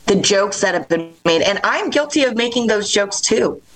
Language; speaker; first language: English; native; English